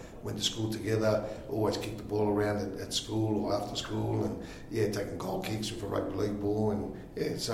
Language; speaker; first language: English; native; English